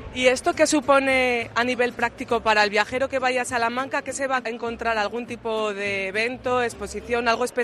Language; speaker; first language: Spanish; native; Spanish